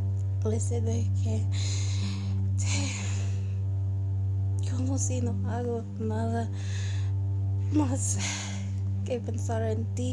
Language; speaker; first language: Spanish; non-native, learner; English